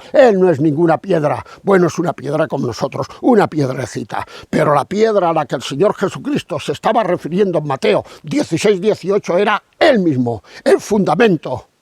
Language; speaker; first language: Spanish; native; Spanish